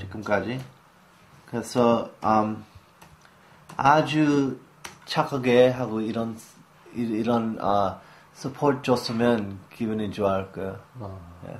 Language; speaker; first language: Korean; early bilingual, heritage; English